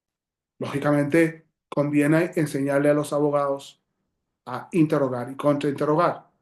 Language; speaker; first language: Spanish; native; Spanish